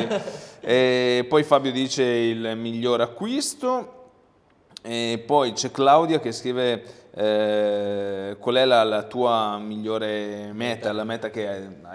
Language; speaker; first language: Italian; native; Italian